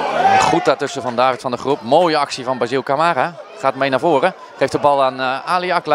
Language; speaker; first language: Dutch; native; Dutch